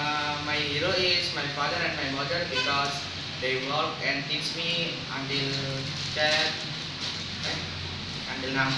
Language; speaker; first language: English; non-native, learner; Indonesian